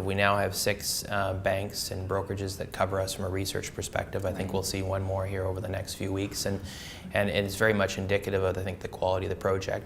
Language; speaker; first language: English; native; English